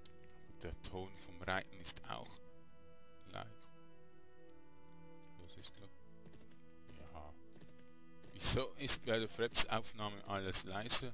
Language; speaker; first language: German; native; German